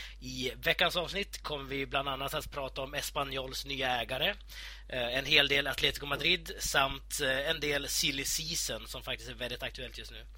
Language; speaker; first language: Swedish; native; Swedish